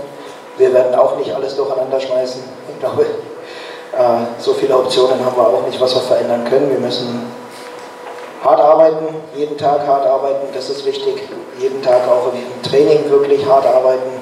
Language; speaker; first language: German; native; German